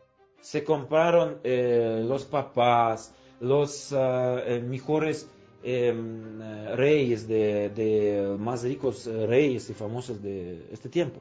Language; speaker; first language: Spanish; non-native, fluent; Russian